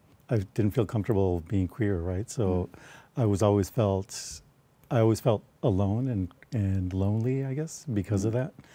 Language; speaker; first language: English; early bilingual, other home language; Spanish